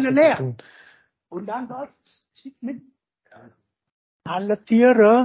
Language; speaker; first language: German; non-native, learner; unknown